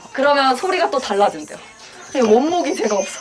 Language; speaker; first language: Korean; native; Korean